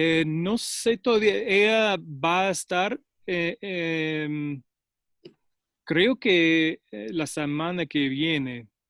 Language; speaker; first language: Spanish; non-native, fluent; English